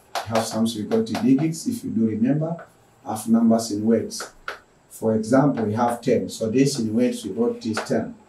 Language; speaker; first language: English; non-native, local second language; Swahili